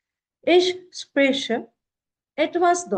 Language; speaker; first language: German; non-native, fluent; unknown